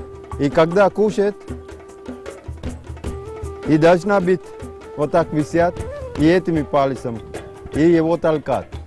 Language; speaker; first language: Russian; non-native, fluent; Sinhala